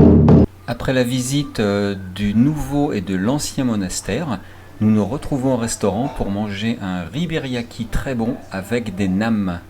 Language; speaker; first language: French; native; French